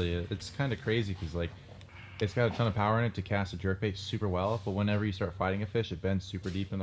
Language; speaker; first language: English; native; English